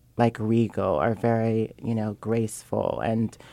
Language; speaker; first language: English; native; English